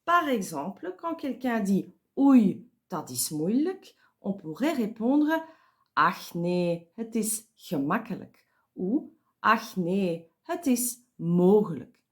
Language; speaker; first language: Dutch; non-native, fluent; French